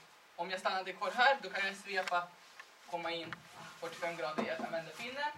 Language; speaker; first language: Swedish; non-native, fluent; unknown